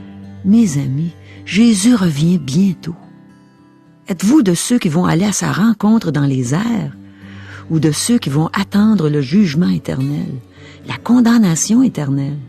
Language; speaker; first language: French; native; French